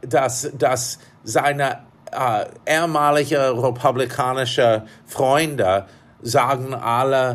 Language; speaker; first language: German; non-native, fluent; English